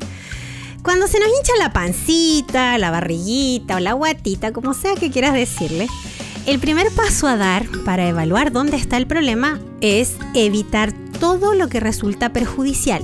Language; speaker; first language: Spanish; native; Spanish